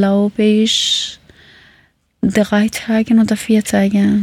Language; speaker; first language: German; non-native, learner; Persian